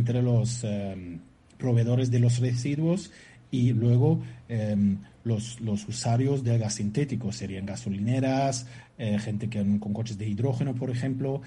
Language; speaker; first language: Spanish; non-native, fluent; German